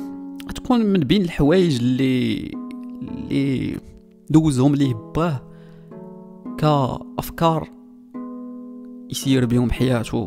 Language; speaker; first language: Arabic; native; Arabic